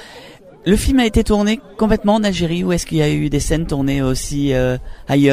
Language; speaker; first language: French; native; French